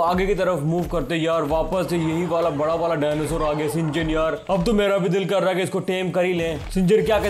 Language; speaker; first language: Hindi; native; Hindi